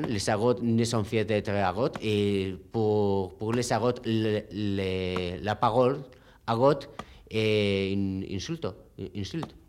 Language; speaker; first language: French; non-native, learner; Spanish